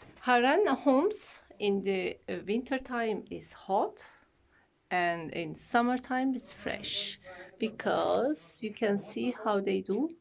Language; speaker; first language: English; non-native, learner; Turkish